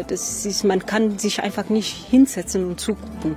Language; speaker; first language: German; non-native, fluent; French